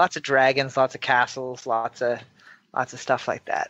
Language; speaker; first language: English; native; English